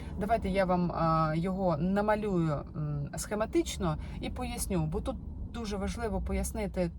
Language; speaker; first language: Ukrainian; non-native, local second language; Russian